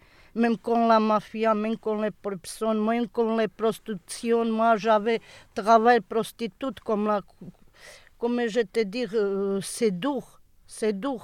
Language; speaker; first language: French; non-native, learner; Serbian